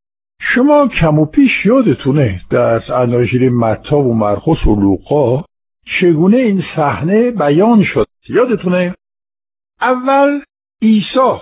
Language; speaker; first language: Persian; non-native, fluent; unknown